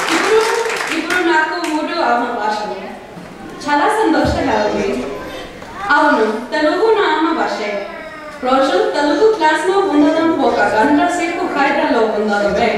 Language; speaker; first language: Telugu; non-native, learner; English